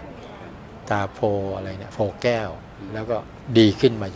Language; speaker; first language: Thai; native; Thai